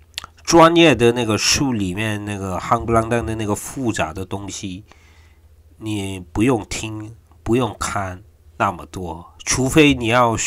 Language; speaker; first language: Chinese; non-native, fluent; Korean